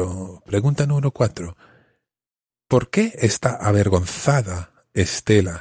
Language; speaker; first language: Spanish; non-native, fluent; English